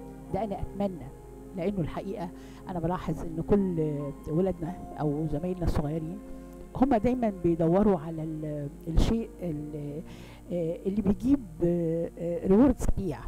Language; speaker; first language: Arabic; native; Arabic